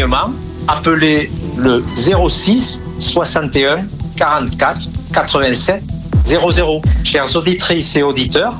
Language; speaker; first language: French; native; French